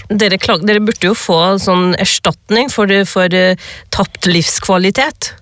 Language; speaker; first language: Norwegian; early bilingual, other home language; Urdu